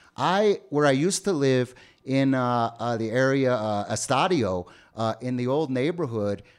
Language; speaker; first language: English; native; English